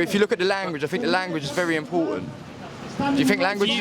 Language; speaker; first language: English; native; English